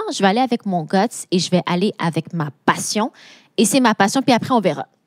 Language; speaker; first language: French; native; French